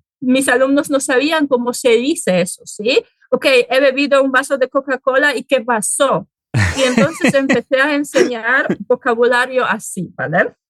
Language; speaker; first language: Spanish; non-native, fluent; Polish